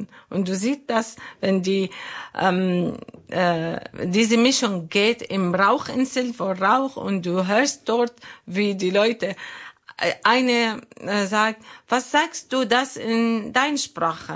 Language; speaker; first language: German; non-native, learner; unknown